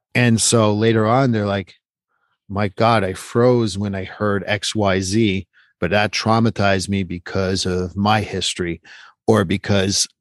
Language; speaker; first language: English; non-native, fluent; French